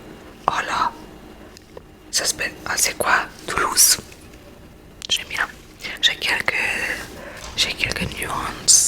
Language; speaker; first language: French; non-native, learner; Spanish